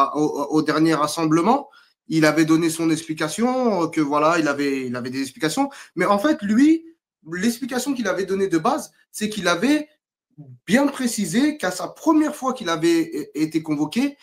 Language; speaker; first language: French; native; French